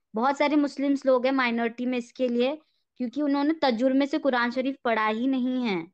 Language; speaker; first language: Hindi; native; Hindi